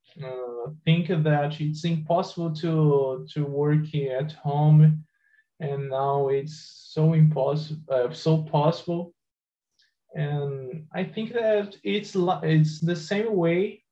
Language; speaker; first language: English; non-native, learner; Portuguese